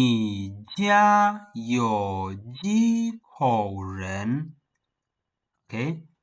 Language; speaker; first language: Chinese; non-native, fluent; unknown